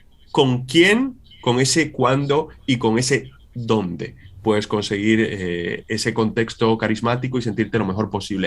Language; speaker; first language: Spanish; native; Spanish